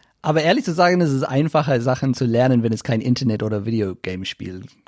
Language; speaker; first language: German; non-native, learner; Afrikaans